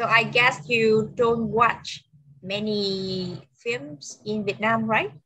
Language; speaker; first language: English; non-native, fluent; Vietnamese